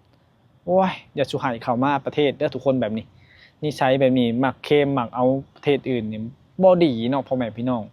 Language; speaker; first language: Thai; non-native, local second language; Lao